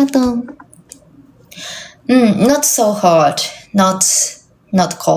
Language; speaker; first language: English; non-native, learner; Japanese